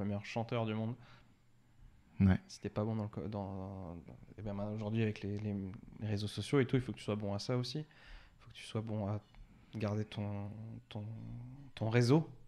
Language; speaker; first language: French; native; French